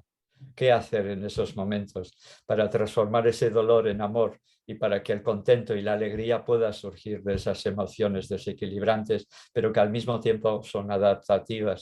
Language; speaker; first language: Spanish; native; Spanish